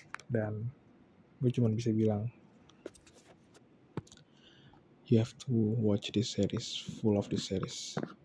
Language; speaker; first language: English; non-native, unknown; Indonesian